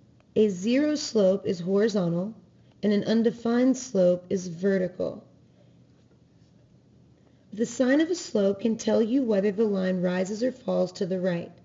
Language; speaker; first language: English; native; English